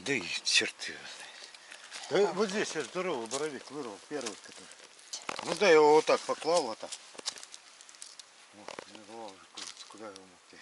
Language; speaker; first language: Russian; native; Russian